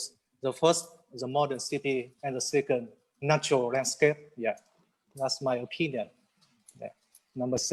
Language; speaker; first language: English; non-native, learner; Vietnamese